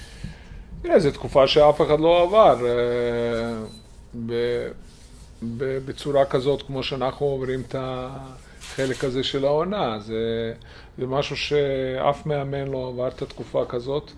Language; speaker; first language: Hebrew; non-native, fluent; Serbian